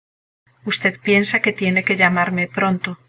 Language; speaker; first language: Spanish; non-native, learner; English